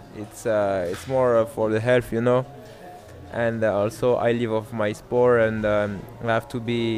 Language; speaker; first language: English; non-native, fluent; French